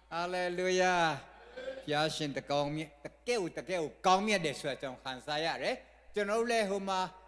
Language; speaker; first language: Burmese; non-native, local second language; Tedim Chin